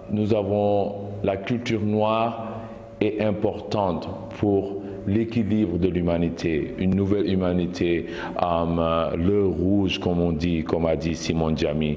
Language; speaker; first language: French; non-native, local second language; Wolof